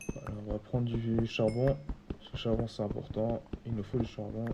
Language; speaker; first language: French; native; French